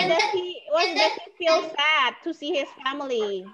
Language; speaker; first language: English; non-native, fluent; Indonesian